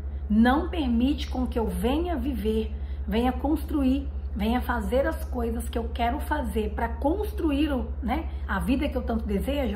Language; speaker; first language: Portuguese; native; Portuguese